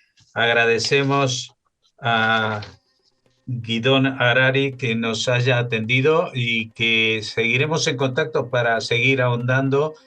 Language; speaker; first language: Spanish; native; Spanish